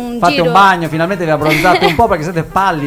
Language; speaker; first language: Italian; native; Italian